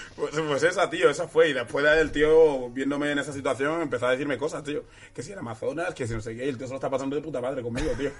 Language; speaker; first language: Spanish; early bilingual, other home language; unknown